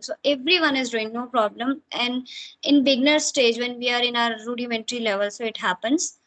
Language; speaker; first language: English; non-native, fluent; Hindi